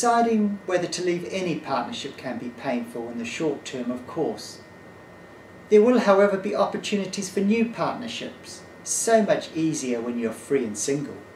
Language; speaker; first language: English; native; English